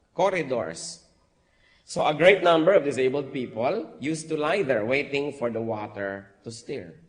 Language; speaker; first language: English; non-native, local second language; Filipino